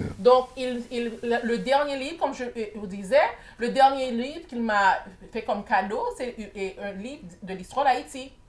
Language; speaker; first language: French; non-native, local second language; Haitian Creole